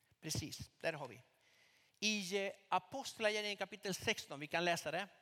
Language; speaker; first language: Swedish; non-native, fluent; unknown